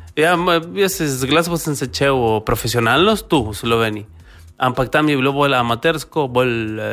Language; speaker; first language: Slovenian; non-native, fluent; Spanish